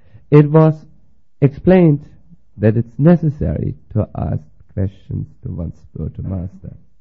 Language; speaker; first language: English; non-native, fluent; German